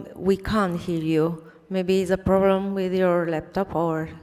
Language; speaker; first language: English; non-native, fluent; Romanian